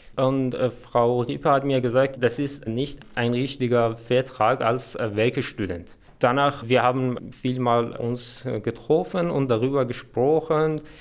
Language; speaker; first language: German; non-native, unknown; Persian